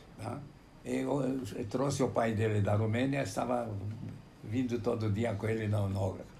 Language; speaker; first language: Portuguese; non-native, fluent; Romanian